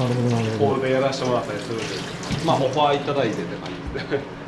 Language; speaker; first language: Japanese; native; Japanese